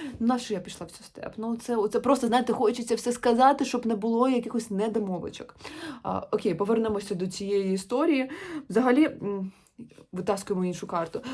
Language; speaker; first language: Ukrainian; non-native, local second language; Russian